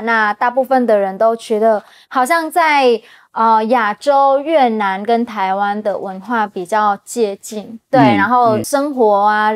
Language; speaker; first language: Chinese; non-native, fluent; Vietnamese